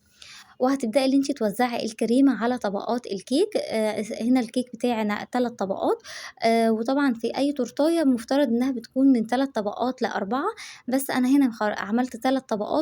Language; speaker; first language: Arabic; native; Arabic